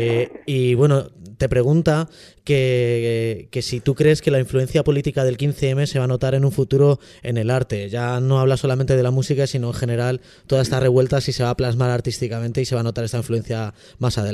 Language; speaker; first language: Spanish; native; Spanish